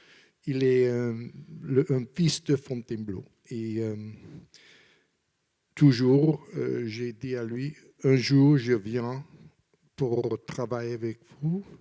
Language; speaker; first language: French; non-native, learner; English